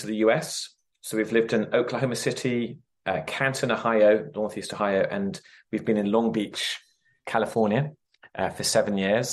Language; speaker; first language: English; native; English